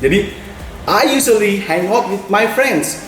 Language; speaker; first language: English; non-native, fluent; Indonesian